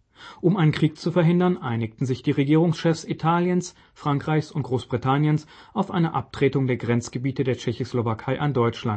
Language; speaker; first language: German; native; German